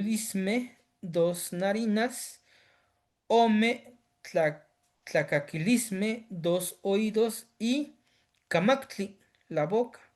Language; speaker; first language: Spanish; native; Spanish